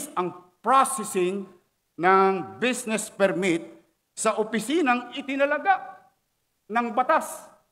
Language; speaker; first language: Filipino; native; Filipino